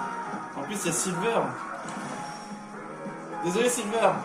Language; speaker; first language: French; native; French